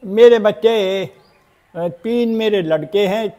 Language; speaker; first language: Hindi; native; Hindi